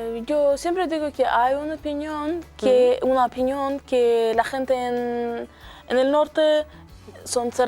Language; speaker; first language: Spanish; non-native, learner; Azerbaijani